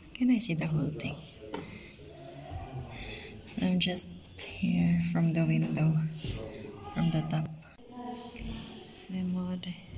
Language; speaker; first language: English; non-native, fluent; Filipino